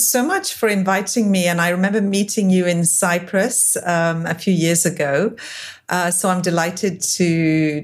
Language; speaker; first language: English; native; English